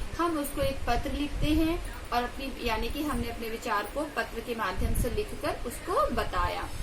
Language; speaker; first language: Hindi; native; Hindi